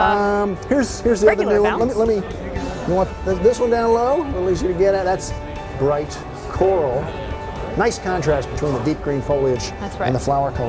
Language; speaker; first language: English; native; English